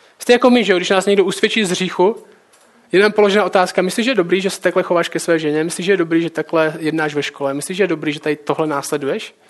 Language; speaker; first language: Czech; native; Czech